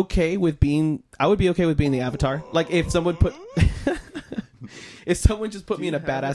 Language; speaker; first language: English; native; English